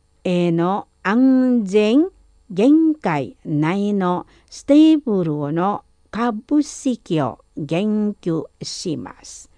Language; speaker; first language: Japanese; non-native, fluent; Indonesian